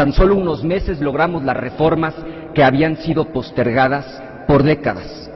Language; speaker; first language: Spanish; native; Spanish